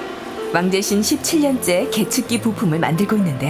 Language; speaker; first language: Korean; native; Korean